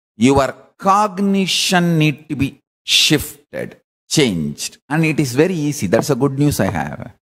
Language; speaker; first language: English; non-native, local second language; Tamil